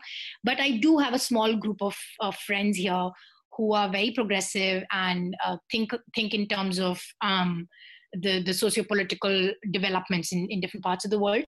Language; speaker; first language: English; non-native, local second language; Hindi